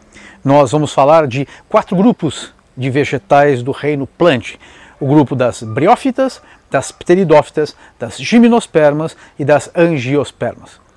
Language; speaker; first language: Portuguese; native; Portuguese